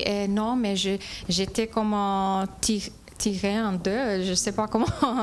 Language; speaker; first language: French; non-native, fluent; English